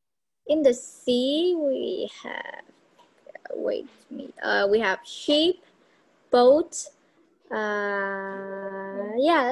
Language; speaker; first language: English; non-native, learner; Vietnamese